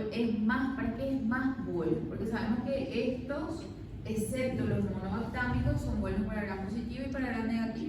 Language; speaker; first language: Spanish; native; Spanish